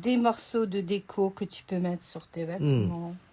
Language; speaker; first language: French; native; French